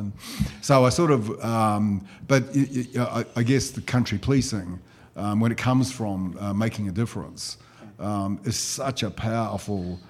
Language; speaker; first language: English; native; English